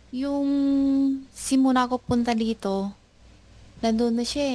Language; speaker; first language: Filipino; non-native, learner; Chinese